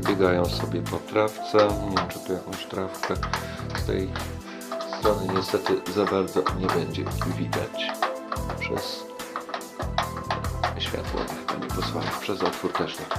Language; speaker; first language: Polish; native; Polish